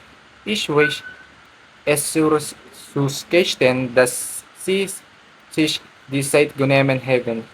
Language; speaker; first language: German; non-native, learner; Filipino